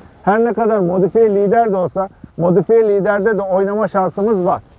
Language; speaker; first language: Turkish; native; Turkish